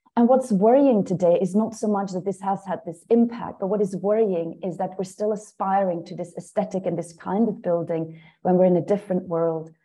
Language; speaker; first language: English; non-native, fluent; Dutch